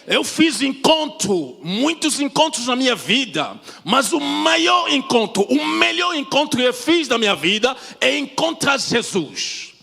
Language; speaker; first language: Portuguese; non-native, fluent; French